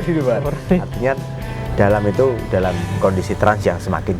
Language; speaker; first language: Indonesian; native; Indonesian